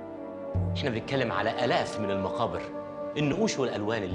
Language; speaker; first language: Arabic; native; Arabic